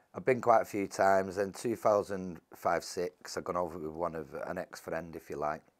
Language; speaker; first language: English; native; English